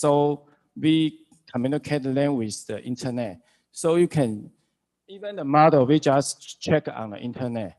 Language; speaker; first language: English; non-native, learner; Chinese